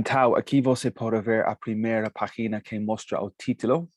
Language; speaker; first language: Portuguese; non-native, fluent; Spanish